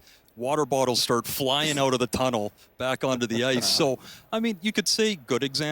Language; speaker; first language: English; native; English